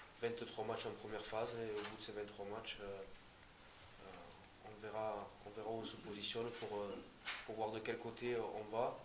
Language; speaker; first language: French; native; French